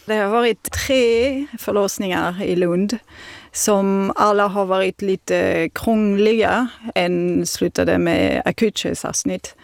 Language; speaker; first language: Swedish; non-native, fluent; French